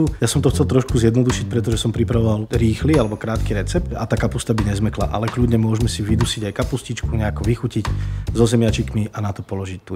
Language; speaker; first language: Slovak; native; Slovak